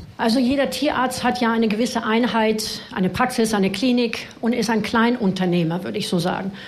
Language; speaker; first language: German; non-native, fluent; French